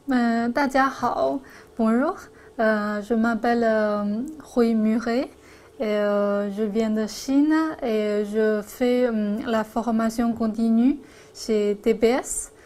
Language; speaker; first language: French; non-native, fluent; Chinese